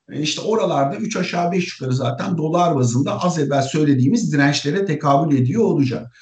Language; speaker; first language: Turkish; native; Turkish